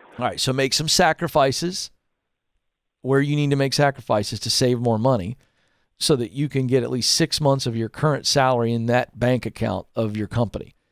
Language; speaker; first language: English; native; English